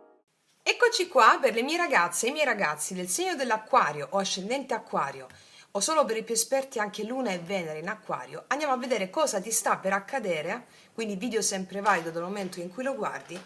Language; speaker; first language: Italian; native; Italian